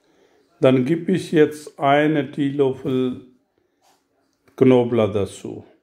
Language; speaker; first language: German; non-native, learner; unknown